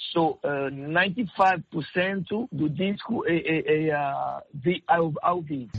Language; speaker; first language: Portuguese; non-native, learner; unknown